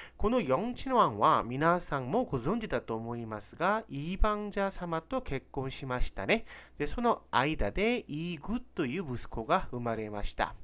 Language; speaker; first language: Japanese; non-native, fluent; Korean